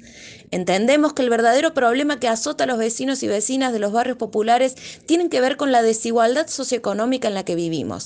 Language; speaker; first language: Spanish; native; Spanish